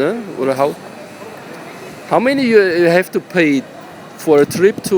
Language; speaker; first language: English; non-native, learner; German